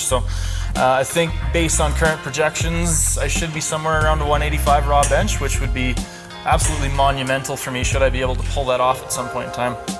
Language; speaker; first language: English; native; English